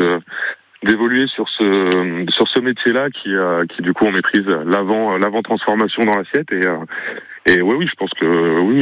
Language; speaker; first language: French; native; French